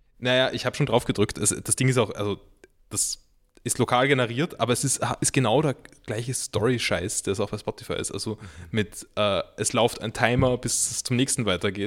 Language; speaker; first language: German; native; German